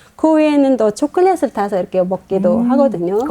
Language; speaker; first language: Korean; non-native, fluent; Mongolian